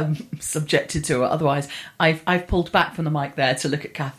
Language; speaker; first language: English; native; English